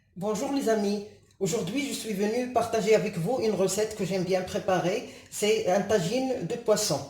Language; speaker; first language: French; non-native, local second language; Arabic